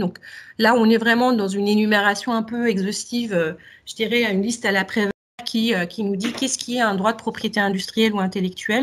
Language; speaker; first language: French; native; French